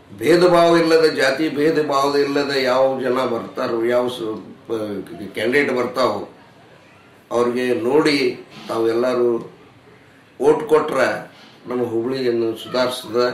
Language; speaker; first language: Kannada; non-native, local second language; Urdu